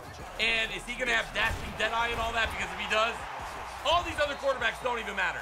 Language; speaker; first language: English; native; English